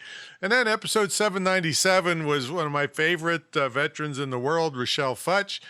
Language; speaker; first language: English; native; English